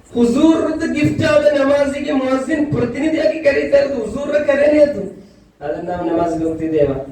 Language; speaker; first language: Kannada; non-native, local second language; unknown